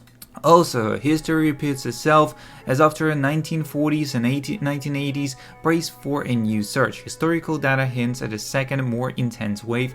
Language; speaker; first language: English; non-native, fluent; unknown